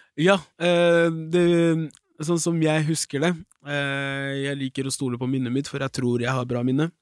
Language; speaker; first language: Norwegian; early bilingual, other home language; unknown